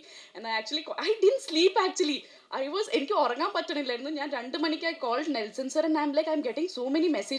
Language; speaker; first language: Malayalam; early bilingual, heritage; Malayalam